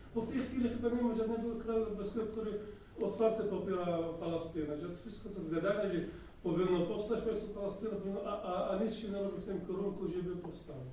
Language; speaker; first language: Polish; non-native, fluent; Arabic